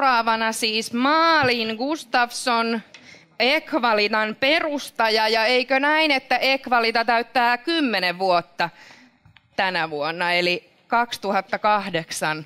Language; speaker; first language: Finnish; native; Finnish